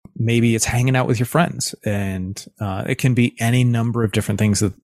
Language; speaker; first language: English; native; English